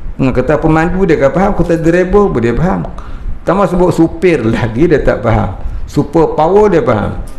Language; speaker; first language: Malay; native; Malay